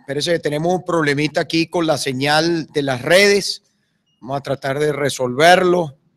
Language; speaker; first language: Spanish; native; Spanish